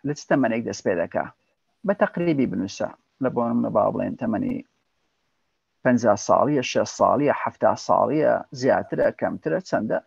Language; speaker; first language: Central Kurdish; native; Central Kurdish